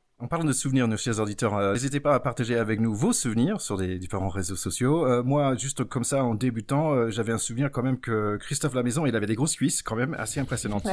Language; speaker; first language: French; non-native, fluent; English